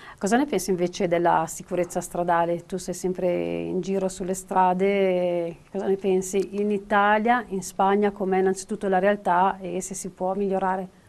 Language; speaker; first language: Italian; native; Italian